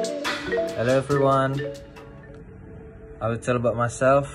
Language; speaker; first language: English; non-native, learner; Indonesian